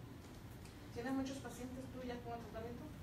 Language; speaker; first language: Spanish; native; Spanish